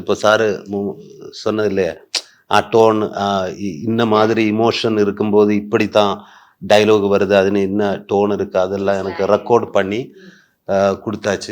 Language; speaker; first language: Tamil; non-native, learner; Malayalam